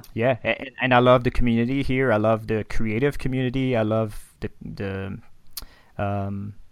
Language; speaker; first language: English; non-native, fluent; French